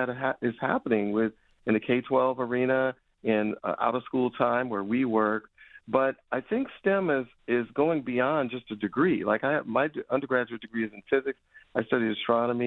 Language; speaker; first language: English; native; English